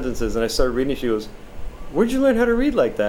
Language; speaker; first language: English; early bilingual, other home language; Spanish